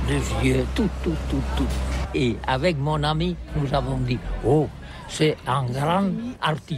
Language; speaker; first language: French; non-native, learner; Catalan